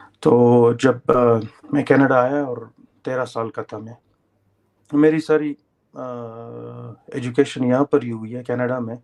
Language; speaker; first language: Urdu; non-native, local second language; Pashto